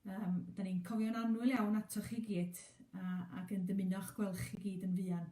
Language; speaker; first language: Welsh; native; Welsh